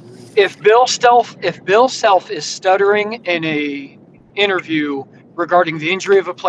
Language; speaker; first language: English; native; English